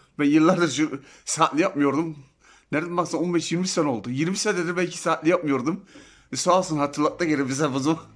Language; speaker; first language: Turkish; native; Turkish